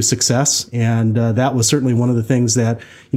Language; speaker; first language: English; native; English